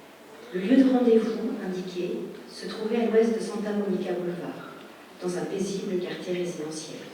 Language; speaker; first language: French; native; French